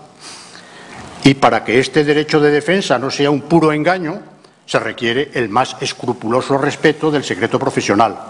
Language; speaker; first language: Spanish; native; Spanish